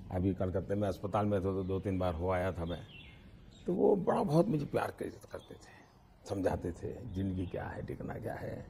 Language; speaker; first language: Hindi; non-native, local second language; Gujarati